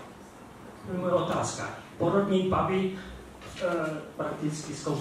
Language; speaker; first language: Czech; non-native, fluent; German